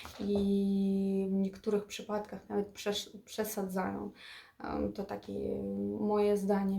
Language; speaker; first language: Polish; non-native, fluent; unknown